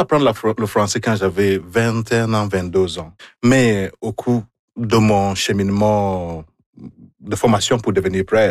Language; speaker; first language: French; non-native, fluent; Igbo